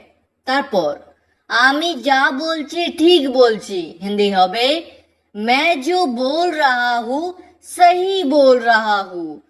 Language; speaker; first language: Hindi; non-native, fluent; Bangla